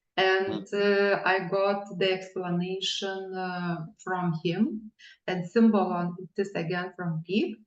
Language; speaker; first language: English; non-native, fluent; Lithuanian